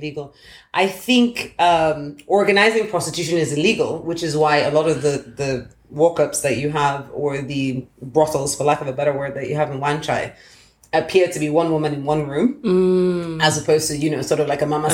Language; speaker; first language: English; non-native, local second language; Yoruba